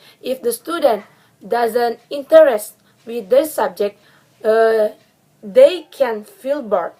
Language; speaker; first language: English; non-native, learner; Indonesian